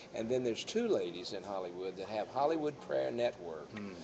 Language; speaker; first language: English; native; English